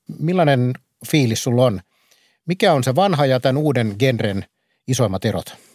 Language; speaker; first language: Finnish; native; Finnish